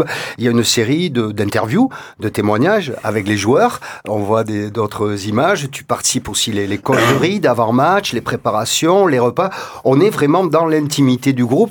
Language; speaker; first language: French; native; French